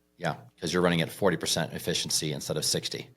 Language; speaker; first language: English; native; English